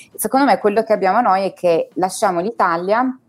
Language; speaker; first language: Italian; native; Italian